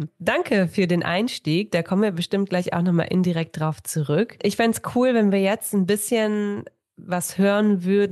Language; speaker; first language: German; native; German